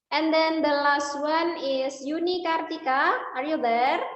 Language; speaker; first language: English; non-native, learner; Indonesian